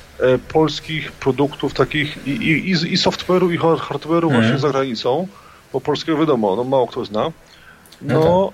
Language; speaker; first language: Polish; native; Polish